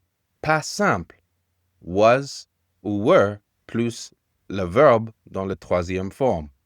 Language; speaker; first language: French; non-native, learner; English